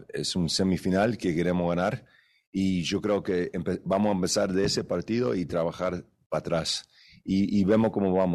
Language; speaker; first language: Spanish; early bilingual, heritage; Spanish